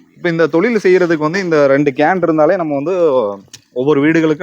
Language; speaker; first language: Tamil; native; Tamil